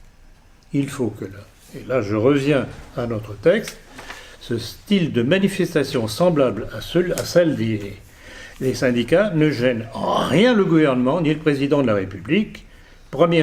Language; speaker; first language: French; native; French